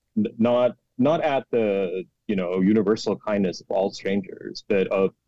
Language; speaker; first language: English; non-native, local second language; Urdu